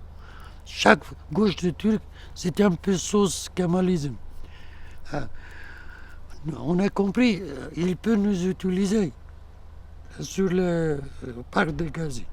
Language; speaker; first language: French; non-native, learner; Kurdish